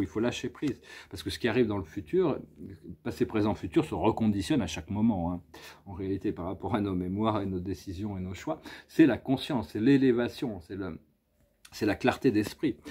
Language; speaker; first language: French; native; French